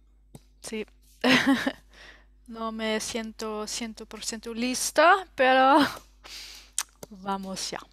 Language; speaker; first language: Spanish; non-native, learner; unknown